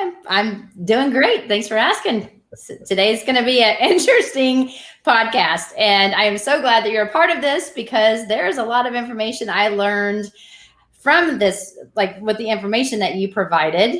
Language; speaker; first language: English; native; English